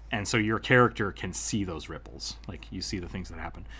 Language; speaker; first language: English; native; English